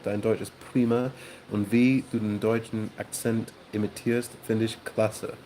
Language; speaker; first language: German; non-native, learner; English